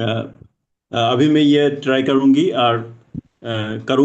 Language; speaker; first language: Hindi; non-native, learner; Bangla